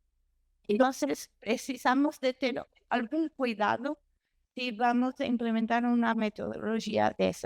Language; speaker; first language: Spanish; non-native, learner; Portuguese